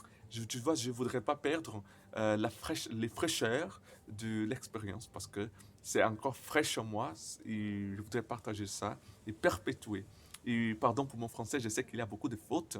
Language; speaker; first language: French; non-native, learner; Portuguese